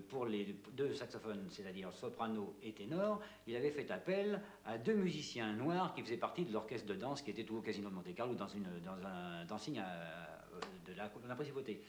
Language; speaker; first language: French; native; French